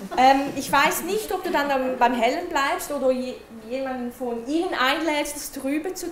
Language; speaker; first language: German; native; German